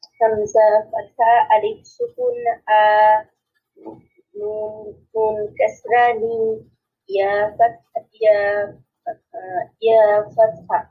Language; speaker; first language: Arabic; non-native, learner; Bangla